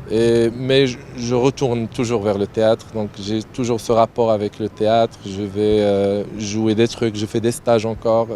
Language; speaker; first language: French; non-native, local second language; Arabic